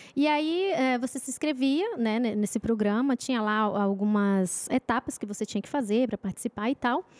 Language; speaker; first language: Portuguese; native; Portuguese